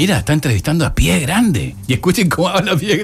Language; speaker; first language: Spanish; native; Spanish